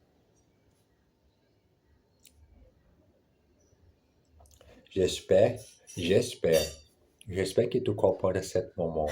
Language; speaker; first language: French; non-native, learner; German